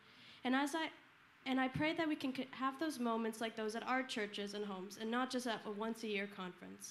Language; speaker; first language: English; early bilingual, other home language; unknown